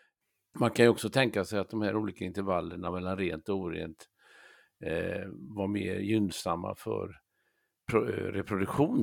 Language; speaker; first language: Swedish; native; Swedish